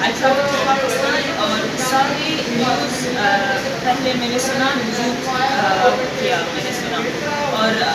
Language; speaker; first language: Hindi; non-native, learner; Arabic